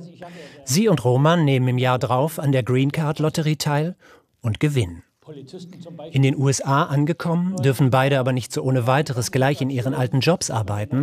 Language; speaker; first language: German; native; German